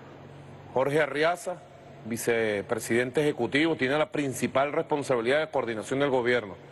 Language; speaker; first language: Spanish; native; Spanish